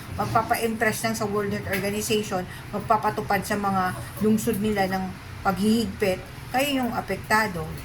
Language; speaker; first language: Filipino; native; Filipino